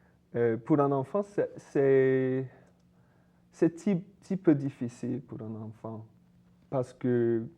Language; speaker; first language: French; non-native, fluent; English